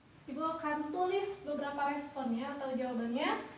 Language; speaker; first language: Indonesian; non-native, local second language; Sundanese